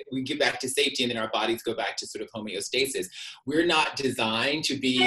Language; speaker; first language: English; native; English